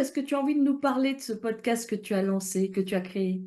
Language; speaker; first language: French; native; French